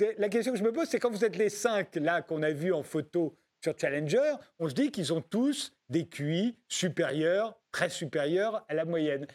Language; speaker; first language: French; native; French